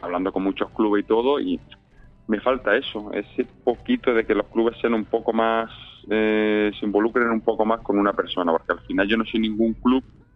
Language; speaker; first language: Spanish; native; Spanish